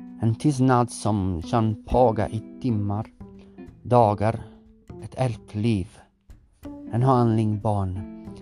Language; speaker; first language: Swedish; non-native, learner; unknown